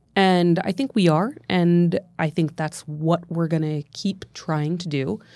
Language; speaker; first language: English; native; English